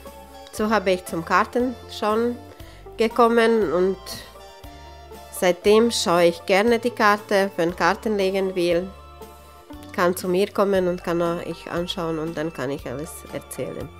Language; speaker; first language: German; non-native, local second language; Serbian